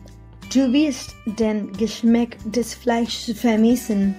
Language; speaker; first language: German; non-native, learner; Spanish